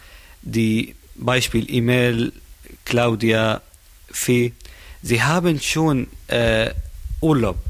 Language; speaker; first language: German; non-native, learner; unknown